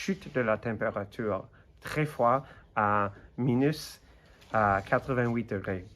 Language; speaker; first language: French; non-native, fluent; English